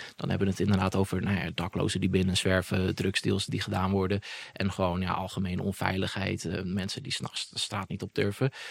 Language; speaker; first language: Dutch; native; Dutch